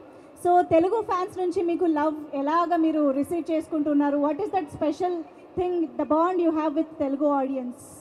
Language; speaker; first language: Telugu; native; Telugu